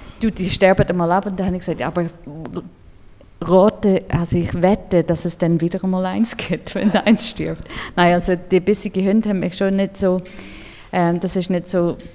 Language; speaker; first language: German; non-native, fluent; English